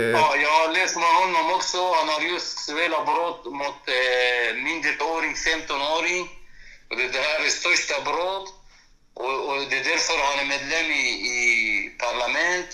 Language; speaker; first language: Swedish; non-native, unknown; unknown